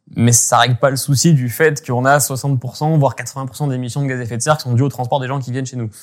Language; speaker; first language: French; native; French